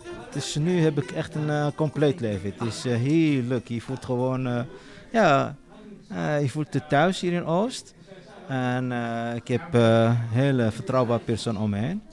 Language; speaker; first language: Dutch; non-native, local second language; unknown